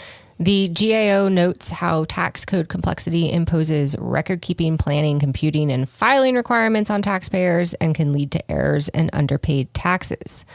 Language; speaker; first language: English; native; English